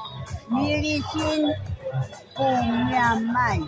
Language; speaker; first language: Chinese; non-native, local second language; Amis